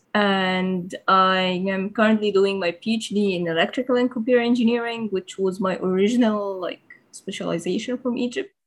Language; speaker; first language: English; non-native, fluent; Arabic